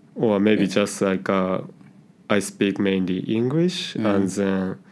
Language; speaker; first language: English; non-native, learner; Japanese